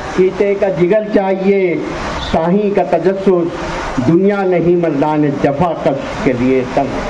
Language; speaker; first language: Hindi; non-native, local second language; Urdu